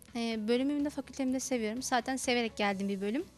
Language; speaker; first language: Turkish; non-native, fluent; Arabic